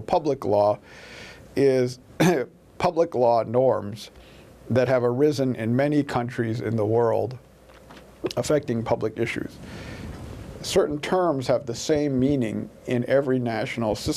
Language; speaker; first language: English; native; English